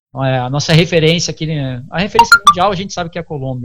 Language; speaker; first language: Portuguese; native; Portuguese